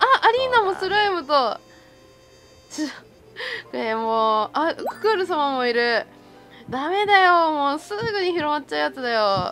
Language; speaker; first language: Japanese; native; Japanese